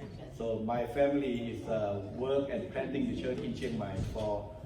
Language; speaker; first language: English; non-native, learner; Thai